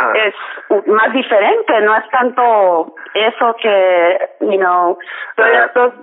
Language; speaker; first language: Spanish; early bilingual, heritage; Spanish